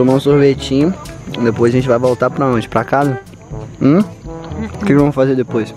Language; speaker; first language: Portuguese; native; Portuguese